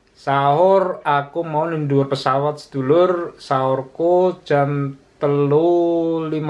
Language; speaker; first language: Malay; non-native, local second language; Javanese